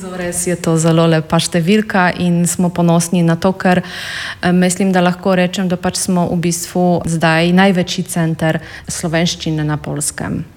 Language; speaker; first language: Slovenian; non-native, fluent; Polish